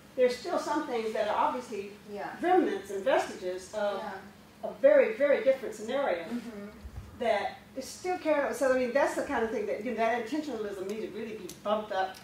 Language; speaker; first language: English; native; English